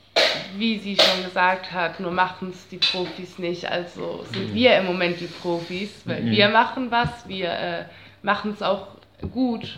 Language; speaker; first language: German; native; German